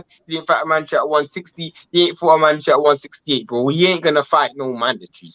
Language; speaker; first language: English; native; English